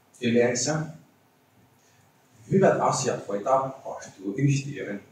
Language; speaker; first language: Finnish; non-native, learner; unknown